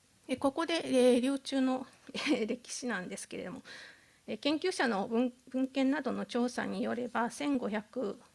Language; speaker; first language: Japanese; native; Japanese